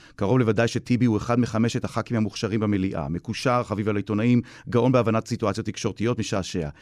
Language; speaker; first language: Hebrew; native; Hebrew